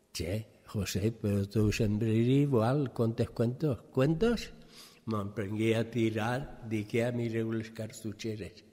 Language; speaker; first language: Catalan; early bilingual, other home language; French